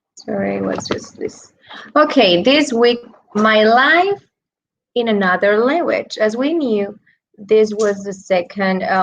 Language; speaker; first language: English; non-native, fluent; Spanish